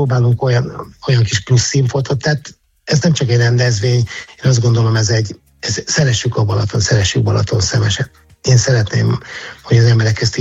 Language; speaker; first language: Hungarian; native; Hungarian